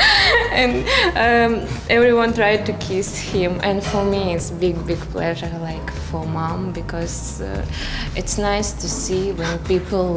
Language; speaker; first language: English; non-native, learner; Russian